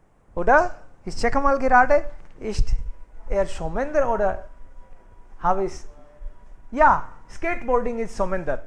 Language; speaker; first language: German; non-native, fluent; Hindi